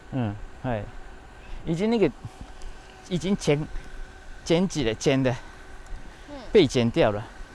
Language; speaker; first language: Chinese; non-native, fluent; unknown